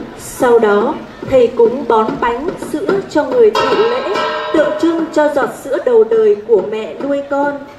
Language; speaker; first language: Vietnamese; native; Vietnamese